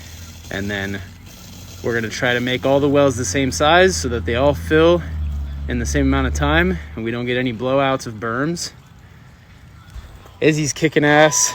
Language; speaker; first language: English; native; English